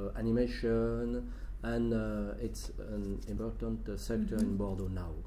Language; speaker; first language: English; non-native, learner; French